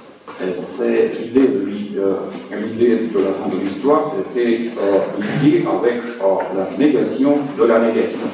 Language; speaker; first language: French; non-native, fluent; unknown